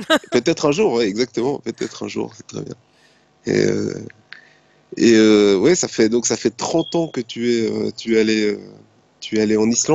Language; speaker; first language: French; native; French